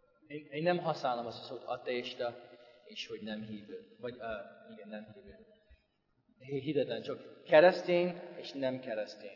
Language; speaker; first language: Hungarian; non-native, fluent; English